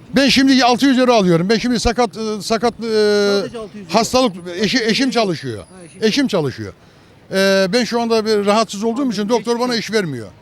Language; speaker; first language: Turkish; native; Turkish